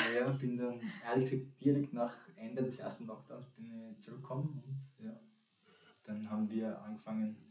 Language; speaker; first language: German; native; German